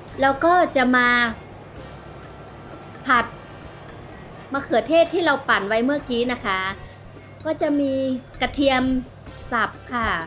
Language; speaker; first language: Thai; native; Thai